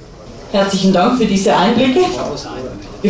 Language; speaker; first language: German; native; German